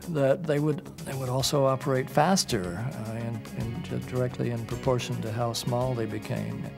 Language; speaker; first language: English; native; English